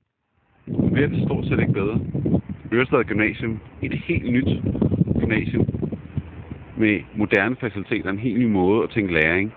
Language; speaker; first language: Danish; native; Danish